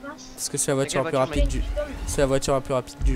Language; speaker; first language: French; native; French